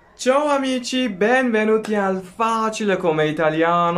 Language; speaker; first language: Italian; non-native, fluent; Persian